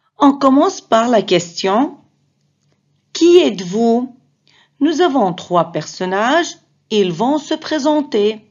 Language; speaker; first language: French; non-native, fluent; Arabic